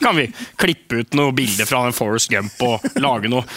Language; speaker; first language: Norwegian; native; Norwegian